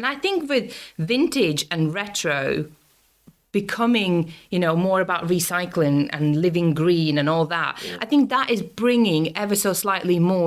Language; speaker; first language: English; non-native, fluent; Latvian